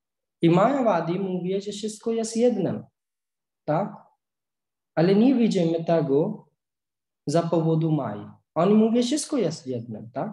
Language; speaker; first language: Polish; non-native, learner; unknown